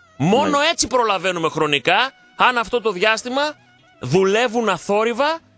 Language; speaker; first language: Greek; early bilingual, heritage; Greek